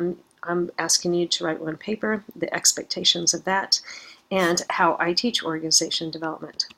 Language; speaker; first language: English; native; English